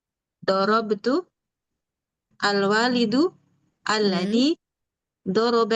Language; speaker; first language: Arabic; non-native, learner; Indonesian